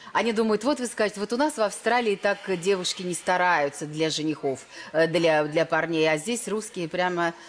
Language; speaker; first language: Russian; native; Russian